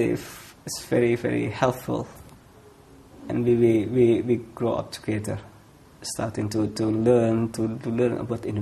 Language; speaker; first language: English; non-native, fluent; Indonesian